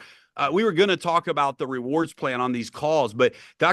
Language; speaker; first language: English; native; English